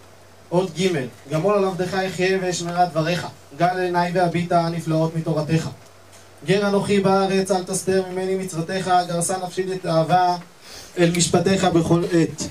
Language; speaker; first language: Hebrew; native; Hebrew